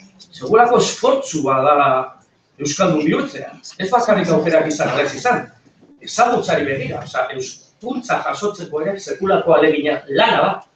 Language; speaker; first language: Basque; non-native, local second language; Spanish